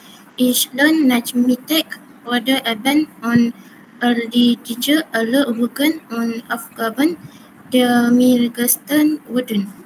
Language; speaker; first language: German; non-native, learner; Malay